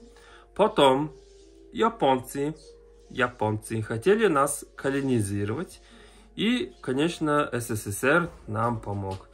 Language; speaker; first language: Russian; non-native, learner; Mongolian